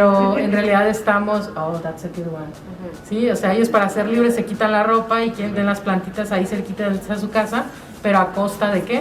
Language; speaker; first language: Spanish; native; Spanish